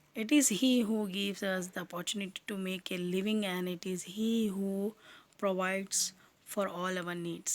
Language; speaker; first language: English; non-native, local second language; Urdu